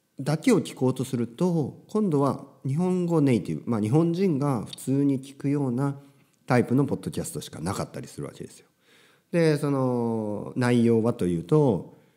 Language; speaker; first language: Japanese; native; Japanese